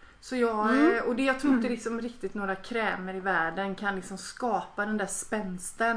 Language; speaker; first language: Swedish; native; Swedish